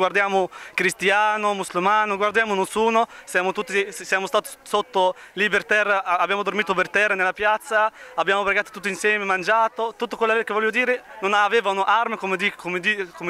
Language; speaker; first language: Italian; non-native, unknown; Arabic